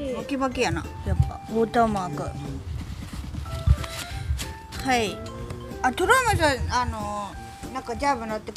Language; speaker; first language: Japanese; native; Japanese